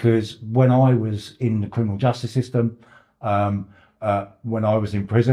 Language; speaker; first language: English; native; English